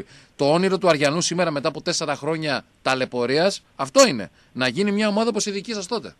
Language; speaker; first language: Greek; native; Greek